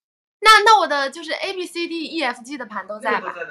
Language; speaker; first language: Chinese; native; Chinese